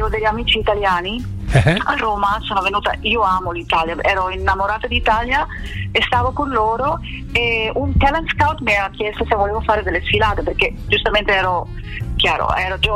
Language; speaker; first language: Italian; non-native, fluent; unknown